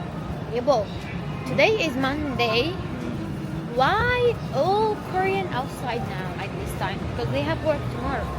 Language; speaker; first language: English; non-native, learner; Arabic